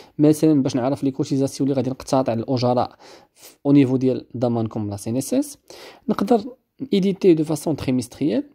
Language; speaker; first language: French; non-native, local second language; Arabic